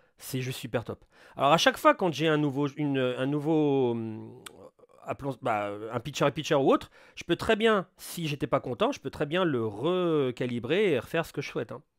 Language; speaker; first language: French; native; French